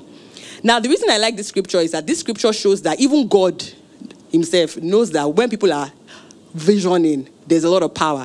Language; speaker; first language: English; non-native, local second language; Yoruba